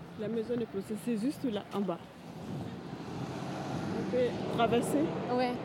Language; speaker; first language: French; non-native, learner; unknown